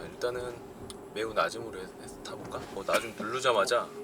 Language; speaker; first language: Korean; native; Korean